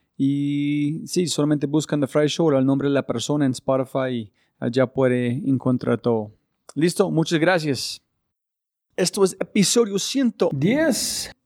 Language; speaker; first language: Spanish; non-native, fluent; English